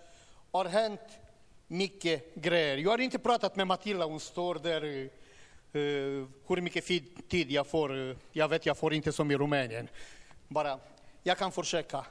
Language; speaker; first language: Swedish; non-native, learner; Romanian